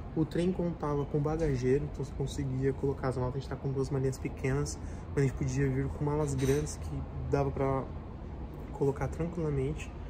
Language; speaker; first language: Portuguese; native; Portuguese